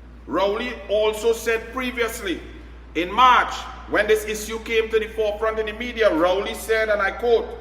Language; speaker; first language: English; native; English